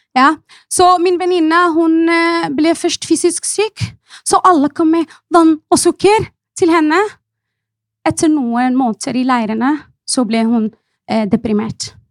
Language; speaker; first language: Norwegian; non-native, fluent; Arabic